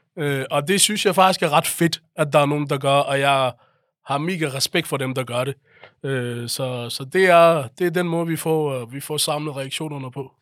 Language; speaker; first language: Danish; early bilingual, other home language; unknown